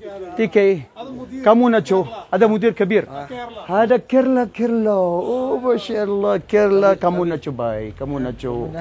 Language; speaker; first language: Arabic; non-native, learner; Maranao